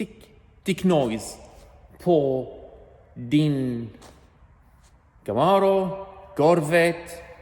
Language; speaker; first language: Swedish; non-native, learner; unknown